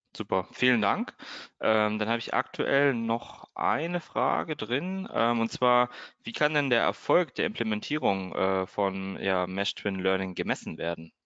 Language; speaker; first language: German; native; German